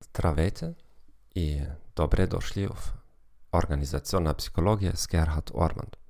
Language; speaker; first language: Bulgarian; non-native, learner; German